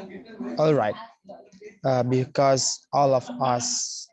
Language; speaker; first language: English; non-native, learner; Indonesian